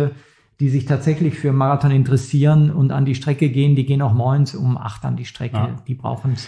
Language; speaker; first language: German; native; German